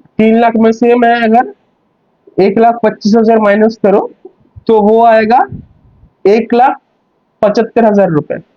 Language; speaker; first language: Hindi; non-native, local second language; Bangla